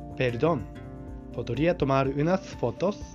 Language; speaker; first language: Spanish; non-native, fluent; Japanese